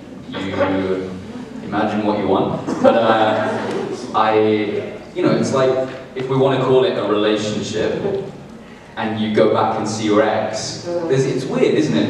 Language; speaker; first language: English; native; English